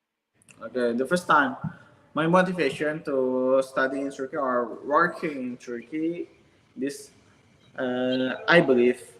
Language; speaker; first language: English; non-native, learner; Indonesian